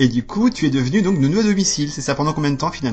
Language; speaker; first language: French; native; French